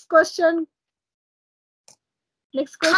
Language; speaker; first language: English; non-native, learner; Marathi